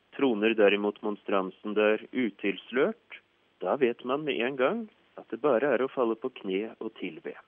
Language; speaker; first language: Norwegian; native; Norwegian